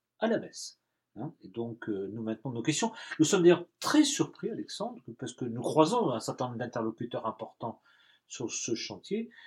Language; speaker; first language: French; native; French